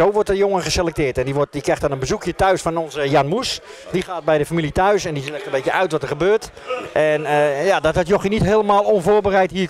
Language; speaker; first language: Dutch; native; Dutch